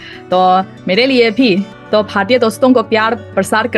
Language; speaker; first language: Hindi; non-native, learner; Chinese